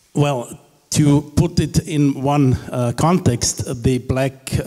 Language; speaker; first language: English; non-native, fluent; German